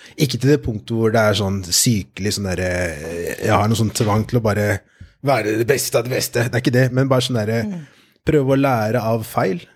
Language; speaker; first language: Norwegian; native; Norwegian